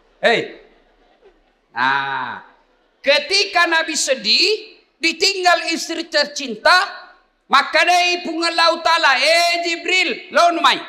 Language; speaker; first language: Indonesian; non-native, local second language; Buginese